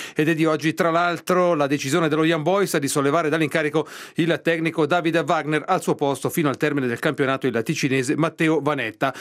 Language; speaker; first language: Italian; native; Italian